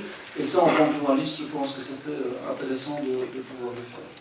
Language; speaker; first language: French; native; French